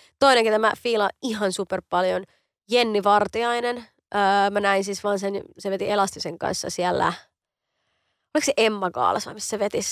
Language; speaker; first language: Finnish; native; Finnish